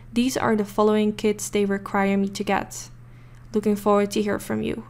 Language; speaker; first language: English; non-native, fluent; Dutch